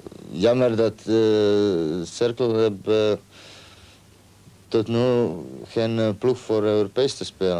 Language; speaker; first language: Dutch; non-native, learner; Croatian